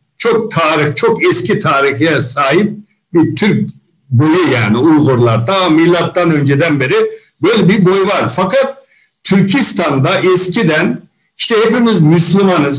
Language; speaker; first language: Turkish; non-native, fluent; Uyghur